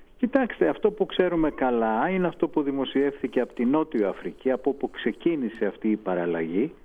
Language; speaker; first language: Greek; native; Greek